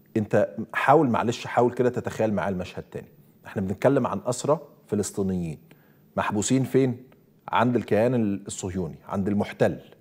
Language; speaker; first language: Arabic; native; Arabic